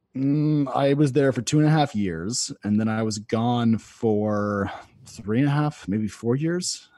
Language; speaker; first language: English; native; English